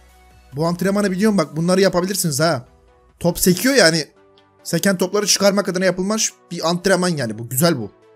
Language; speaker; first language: Turkish; native; Turkish